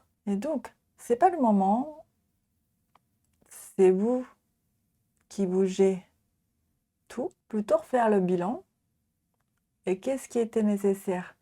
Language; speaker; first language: French; non-native, learner; Japanese